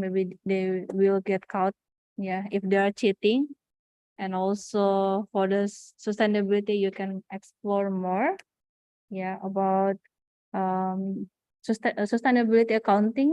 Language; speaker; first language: English; non-native, fluent; Indonesian